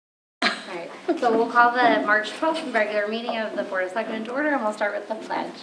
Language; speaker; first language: English; native; English